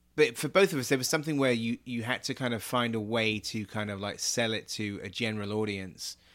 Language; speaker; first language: English; native; English